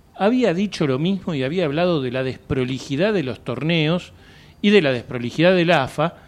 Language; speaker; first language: Spanish; native; Spanish